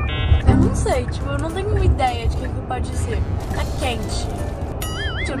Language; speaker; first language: Portuguese; native; Portuguese